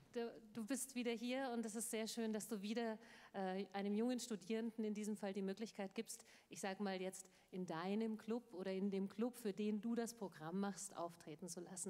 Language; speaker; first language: German; native; German